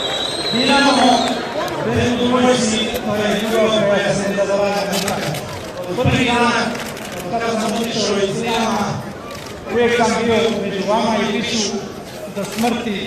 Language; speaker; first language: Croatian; non-native, local second language; Albanian